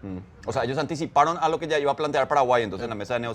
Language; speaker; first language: Spanish; native; Spanish